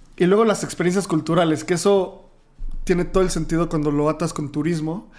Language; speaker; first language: Spanish; native; Spanish